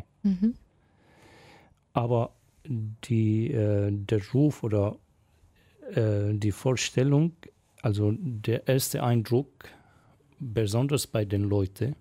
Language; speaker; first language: German; non-native, fluent; Arabic